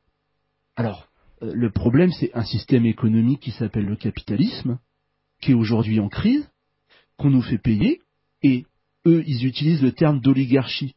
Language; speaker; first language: French; native; French